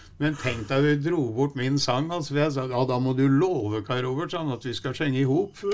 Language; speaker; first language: Norwegian; native; Norwegian